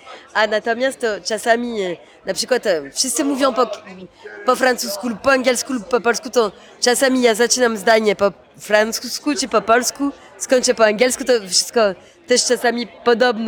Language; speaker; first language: Polish; early bilingual, heritage; Polish